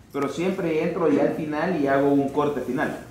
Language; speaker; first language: Spanish; native; Spanish